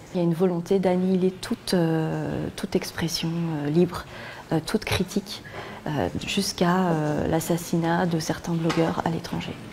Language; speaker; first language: French; native; French